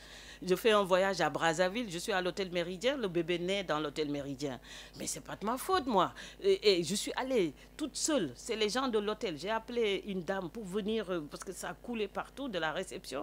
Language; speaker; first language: French; non-native, local second language; Wolof